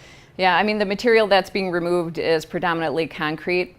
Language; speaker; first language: English; native; English